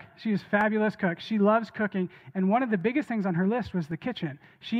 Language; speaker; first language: English; native; English